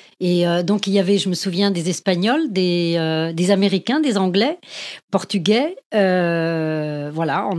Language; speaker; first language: French; early bilingual, other home language; Portuguese